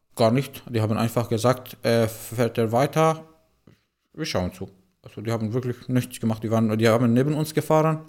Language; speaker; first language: German; non-native, fluent; Arabic